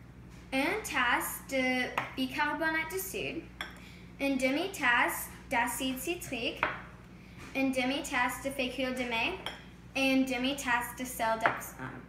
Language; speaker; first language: French; non-native, learner; English